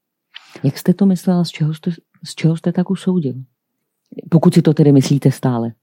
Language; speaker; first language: Czech; native; Czech